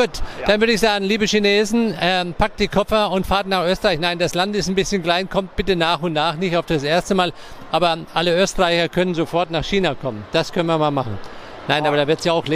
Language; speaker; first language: German; native; German